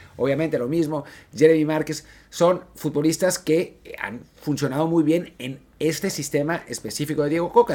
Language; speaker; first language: Spanish; native; Spanish